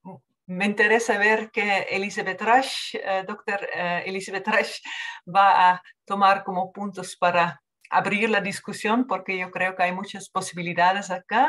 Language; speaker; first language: Spanish; non-native, fluent; Dutch